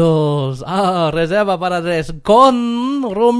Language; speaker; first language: Spanish; non-native, fluent; German